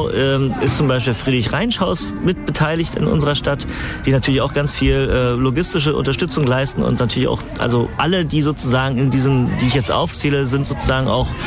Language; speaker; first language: German; native; German